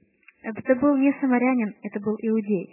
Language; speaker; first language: Russian; native; Russian